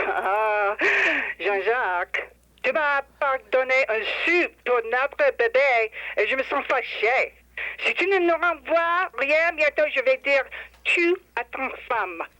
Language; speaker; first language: French; non-native, learner; English